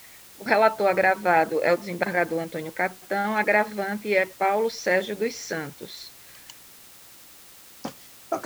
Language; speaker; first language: Portuguese; native; Portuguese